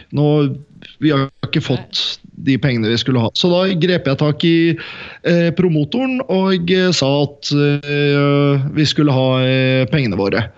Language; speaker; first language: Norwegian; native; Norwegian